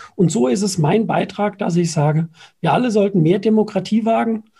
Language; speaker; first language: German; native; German